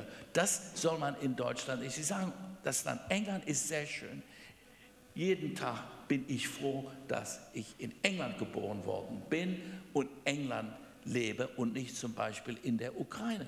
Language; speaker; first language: German; non-native, fluent; English